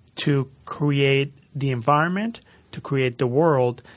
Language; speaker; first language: English; early bilingual, other home language; Spanish